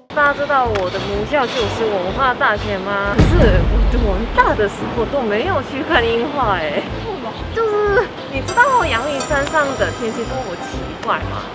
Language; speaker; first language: Chinese; non-native, fluent; Korean